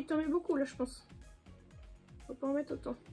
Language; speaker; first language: French; native; French